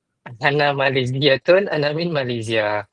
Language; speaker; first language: Arabic; non-native, fluent; Malay